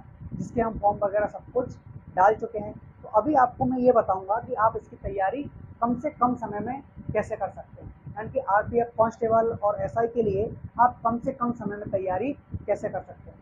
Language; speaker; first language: Hindi; native; Hindi